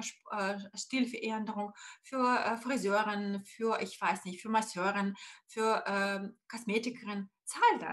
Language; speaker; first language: German; non-native, fluent; Russian